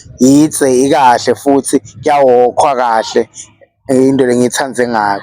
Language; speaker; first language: Zulu; non-native, local second language; Swati